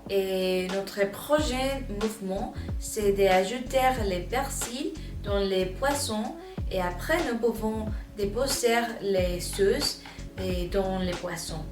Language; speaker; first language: French; non-native, learner; Spanish